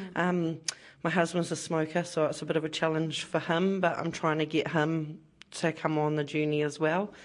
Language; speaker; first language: English; native; English